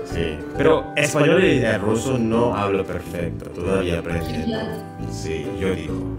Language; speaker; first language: Spanish; non-native, learner; Indonesian